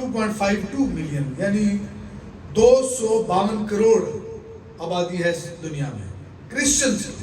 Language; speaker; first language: Urdu; native; Urdu